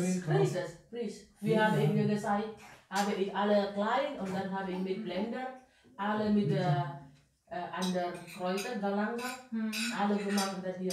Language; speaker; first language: German; non-native, learner; Indonesian